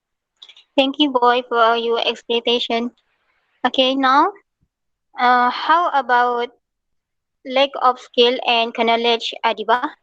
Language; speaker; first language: English; non-native, local second language; Malay